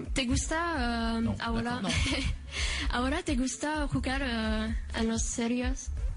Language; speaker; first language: Spanish; non-native, learner; French